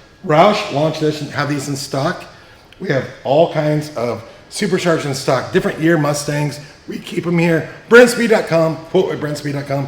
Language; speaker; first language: English; native; English